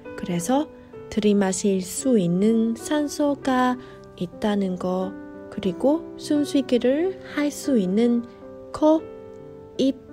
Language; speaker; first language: Korean; non-native, fluent; Vietnamese